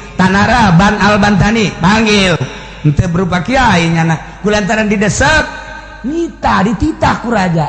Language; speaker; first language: Sundanese; native; Sundanese